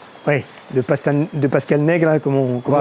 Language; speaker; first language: French; native; French